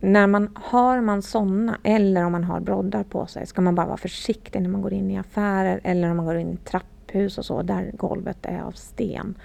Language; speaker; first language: Swedish; native; Swedish